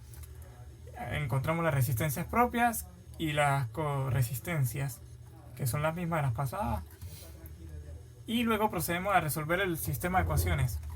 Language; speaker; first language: Spanish; native; Spanish